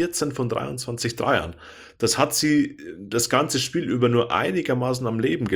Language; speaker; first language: German; native; German